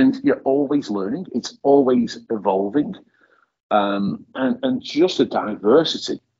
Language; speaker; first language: English; native; English